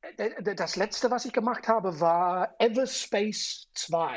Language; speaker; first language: German; non-native, fluent; English